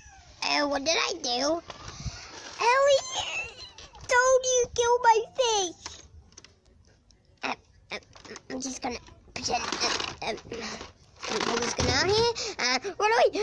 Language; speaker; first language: English; native; English